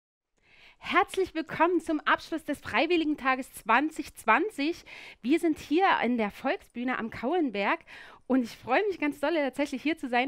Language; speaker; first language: German; native; German